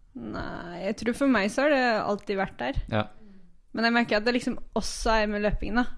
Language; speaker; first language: Norwegian; native; Norwegian